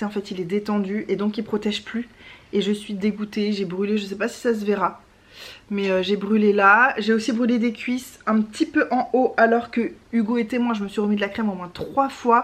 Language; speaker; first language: French; native; French